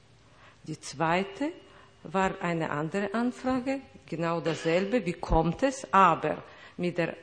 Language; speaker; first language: German; non-native, fluent; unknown